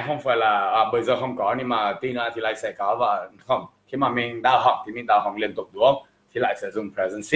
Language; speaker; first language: Vietnamese; non-native, fluent; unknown